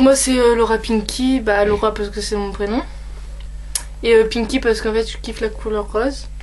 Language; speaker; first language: French; native; French